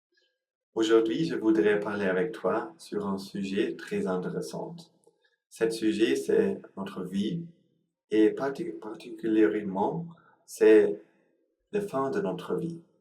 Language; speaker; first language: French; non-native, learner; Sinhala